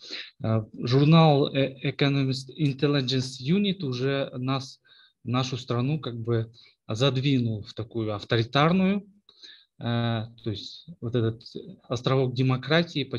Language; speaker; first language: Russian; non-native, local second language; Kyrgyz